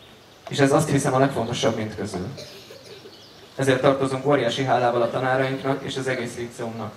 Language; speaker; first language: Hungarian; native; Hungarian